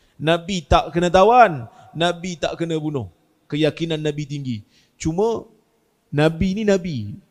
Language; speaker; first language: Malay; native; Malay